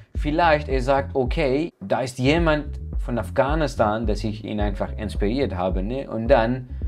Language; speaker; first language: German; non-native, learner; Persian